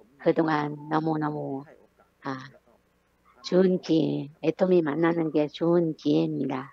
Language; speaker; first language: Korean; non-native, learner; Thai